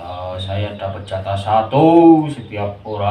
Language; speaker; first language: Indonesian; non-native, local second language; Javanese